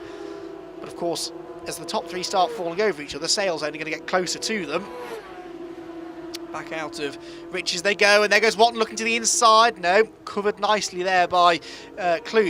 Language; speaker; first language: English; native; English